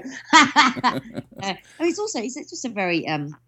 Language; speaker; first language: English; native; English